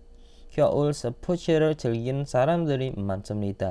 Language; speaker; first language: Korean; non-native, fluent; Indonesian